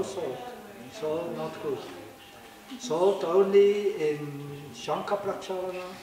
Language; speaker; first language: English; non-native, learner; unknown